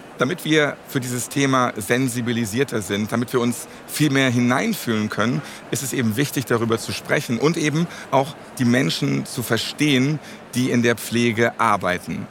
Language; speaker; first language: German; native; German